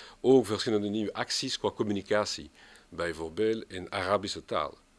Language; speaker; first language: Dutch; non-native, local second language; French